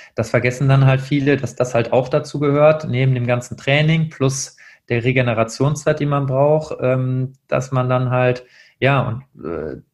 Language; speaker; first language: German; native; German